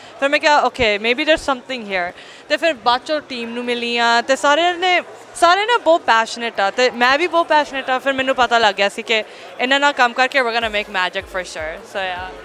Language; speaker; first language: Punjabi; early bilingual, heritage; English